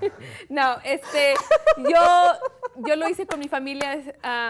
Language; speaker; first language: Spanish; early bilingual, heritage; Spanish